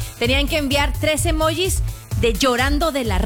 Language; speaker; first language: Spanish; native; Spanish